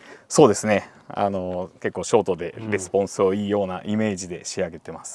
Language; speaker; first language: Japanese; native; Japanese